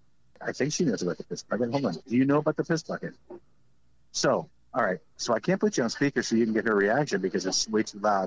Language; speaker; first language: English; native; English